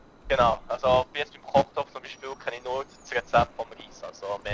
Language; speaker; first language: German; native; German